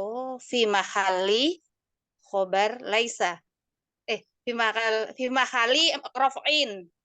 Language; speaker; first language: Arabic; non-native, learner; Indonesian